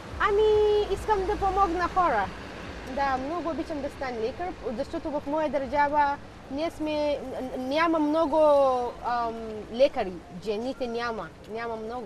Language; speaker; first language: Bulgarian; non-native, learner; Hausa